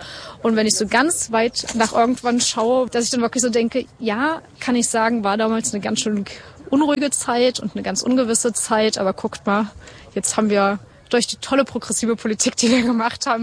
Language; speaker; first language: German; native; German